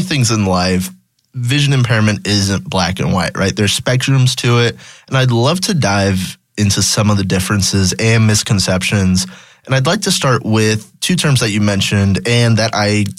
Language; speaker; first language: English; non-native, fluent; Spanish